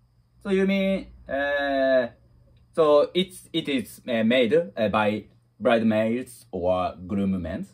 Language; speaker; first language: English; non-native, learner; Japanese